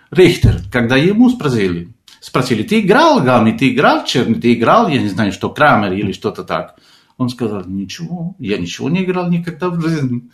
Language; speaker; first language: Russian; non-native, fluent; Spanish